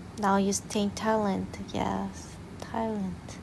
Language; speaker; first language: English; non-native, learner; Korean